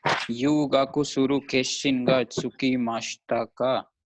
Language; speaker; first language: Japanese; non-native, learner; Hindi